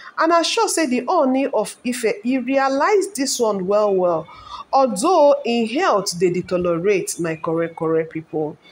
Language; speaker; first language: Nigerian Pidgin; non-native, local second language; Yoruba